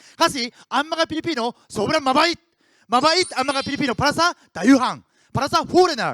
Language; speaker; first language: Filipino; non-native, learner; Japanese